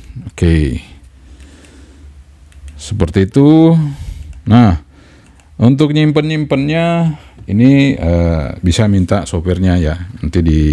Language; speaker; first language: Indonesian; native; Indonesian